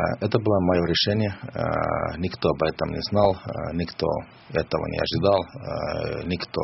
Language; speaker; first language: Russian; non-native, fluent; Finnish